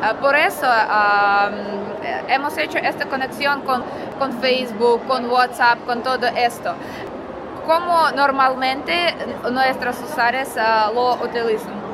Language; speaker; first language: Spanish; non-native, learner; Russian